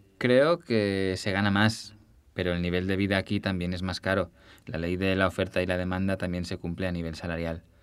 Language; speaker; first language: Spanish; native; Spanish